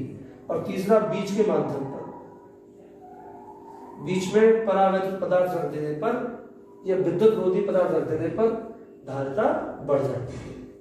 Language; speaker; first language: Hindi; native; Hindi